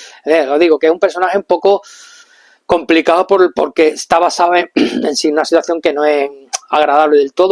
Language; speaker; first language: Spanish; native; Spanish